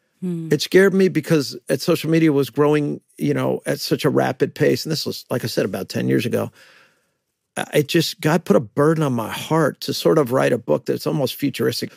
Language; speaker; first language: English; native; English